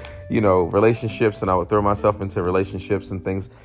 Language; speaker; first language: English; native; English